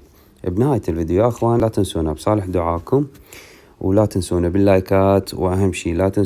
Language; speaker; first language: Arabic; native; Arabic